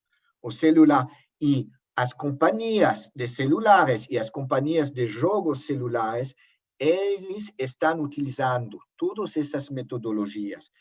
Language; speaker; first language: Portuguese; non-native, learner; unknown